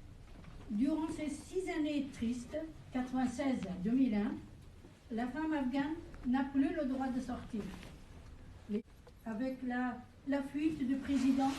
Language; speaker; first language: French; non-native, fluent; Persian